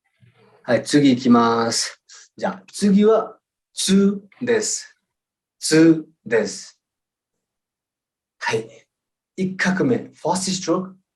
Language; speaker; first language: Japanese; non-native, fluent; Nepali